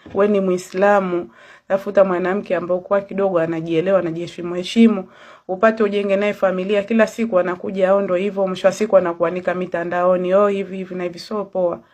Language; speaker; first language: Swahili; native; Swahili